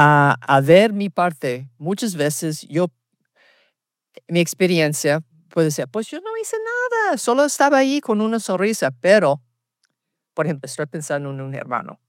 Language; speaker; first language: Spanish; early bilingual, heritage; Spanish